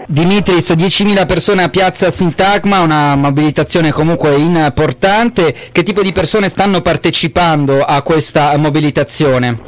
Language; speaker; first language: Italian; native; Italian